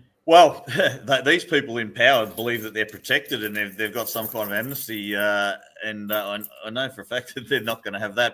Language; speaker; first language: English; native; English